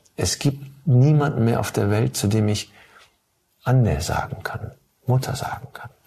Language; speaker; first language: German; early bilingual, other home language; Turkish